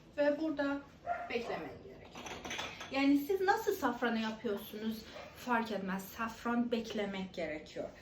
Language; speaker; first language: Turkish; non-native, learner; Persian